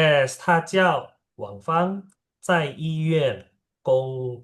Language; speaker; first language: Chinese; non-native, fluent; Indonesian